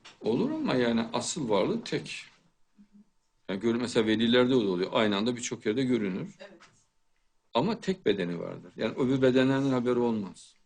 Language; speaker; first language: Turkish; native; Turkish